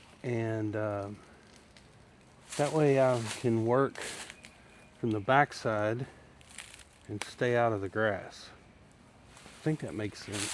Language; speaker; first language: English; native; English